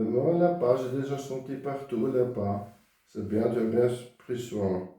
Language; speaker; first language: French; non-native, fluent; Dutch